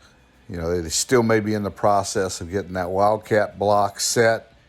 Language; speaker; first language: English; native; English